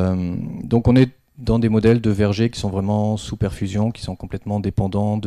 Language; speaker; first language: French; native; French